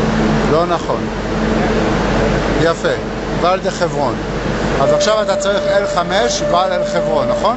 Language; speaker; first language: Hebrew; native; Hebrew